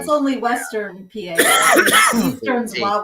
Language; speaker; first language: English; native; English